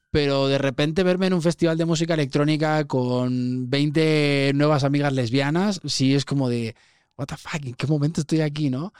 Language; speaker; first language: Spanish; native; Spanish